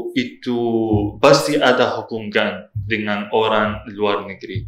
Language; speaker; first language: Indonesian; non-native, learner; Arabic